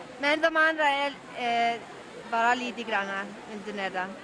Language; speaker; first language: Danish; non-native, learner; Icelandic